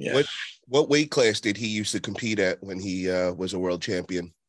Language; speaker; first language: English; native; English